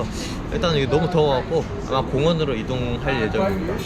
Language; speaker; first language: Korean; native; Korean